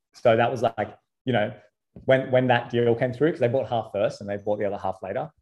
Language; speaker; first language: English; native; English